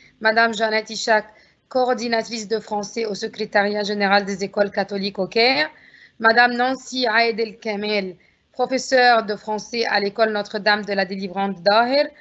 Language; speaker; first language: French; non-native, fluent; Arabic